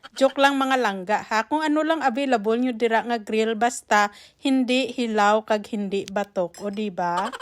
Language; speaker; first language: Filipino; non-native, local second language; Hiligaynon